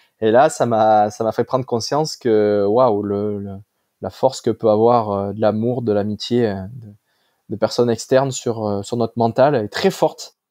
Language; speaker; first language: French; native; French